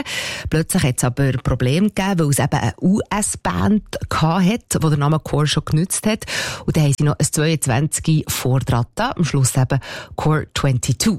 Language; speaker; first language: German; native; German